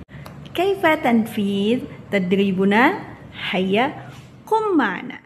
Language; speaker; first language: Arabic; non-native, fluent; Indonesian